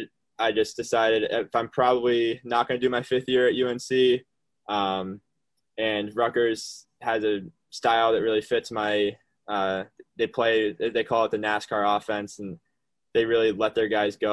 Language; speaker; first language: English; native; English